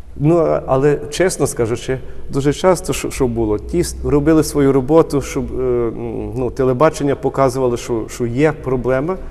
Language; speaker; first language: Ukrainian; early bilingual, heritage; Ukrainian